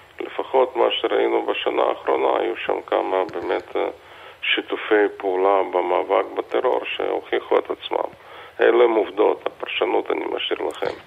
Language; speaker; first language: Hebrew; non-native, fluent; Russian